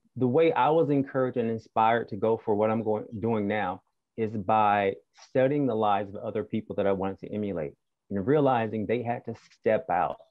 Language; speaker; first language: English; native; English